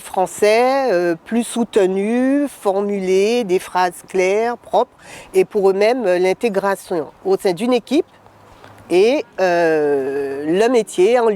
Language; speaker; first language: French; native; French